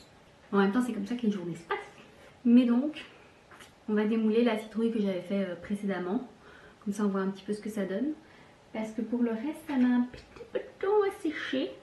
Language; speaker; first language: French; native; French